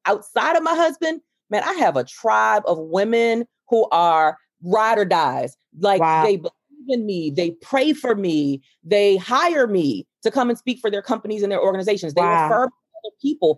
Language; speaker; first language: English; native; English